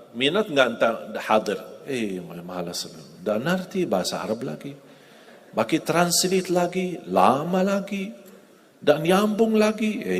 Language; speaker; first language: Indonesian; non-native, fluent; Arabic